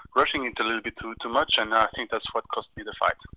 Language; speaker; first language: English; non-native, fluent; French